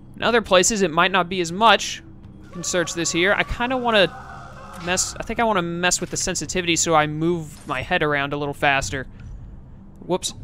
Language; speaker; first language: English; native; English